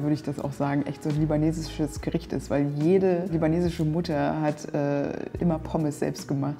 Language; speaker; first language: German; native; German